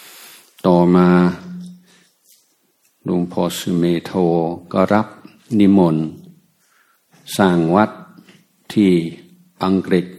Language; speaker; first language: Thai; native; Thai